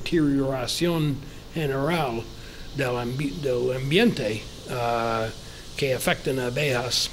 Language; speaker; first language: Spanish; non-native, fluent; English